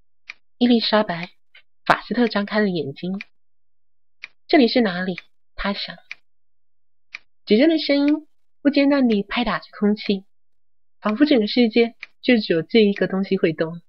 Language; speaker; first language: Chinese; native; Chinese